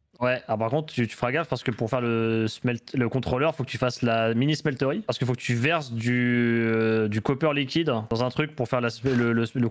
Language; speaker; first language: French; native; French